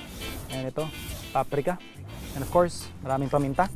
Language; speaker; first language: Filipino; native; Filipino